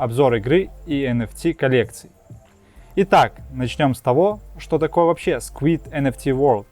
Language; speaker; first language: Russian; native; Russian